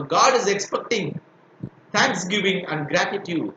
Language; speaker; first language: English; non-native, local second language; Tamil